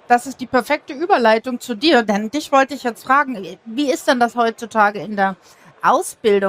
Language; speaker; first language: German; native; German